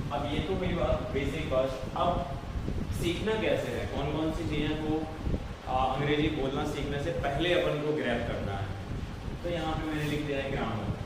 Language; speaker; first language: Hindi; native; Hindi